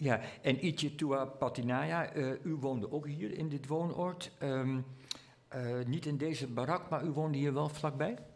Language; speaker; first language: Dutch; native; Dutch